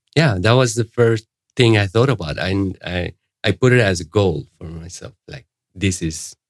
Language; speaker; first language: English; non-native, fluent; Arabic